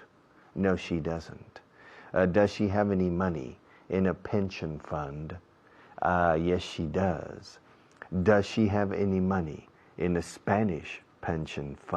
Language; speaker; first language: English; non-native, fluent; Spanish